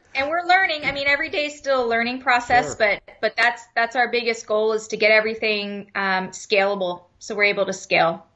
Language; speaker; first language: English; native; English